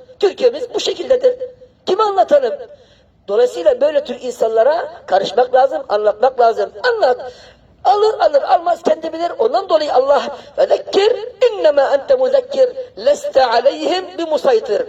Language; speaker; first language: Turkish; non-native, fluent; Arabic